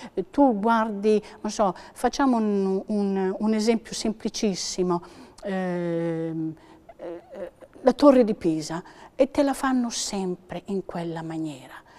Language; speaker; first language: Italian; native; Italian